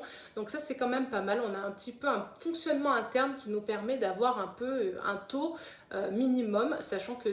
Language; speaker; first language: French; native; French